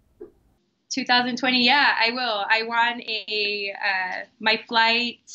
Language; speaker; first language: English; early bilingual, other home language; Spanish